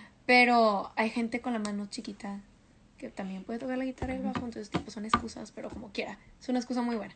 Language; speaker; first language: Spanish; early bilingual, heritage; Spanish